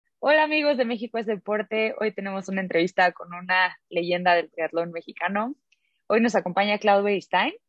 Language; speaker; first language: Spanish; early bilingual, heritage; Spanish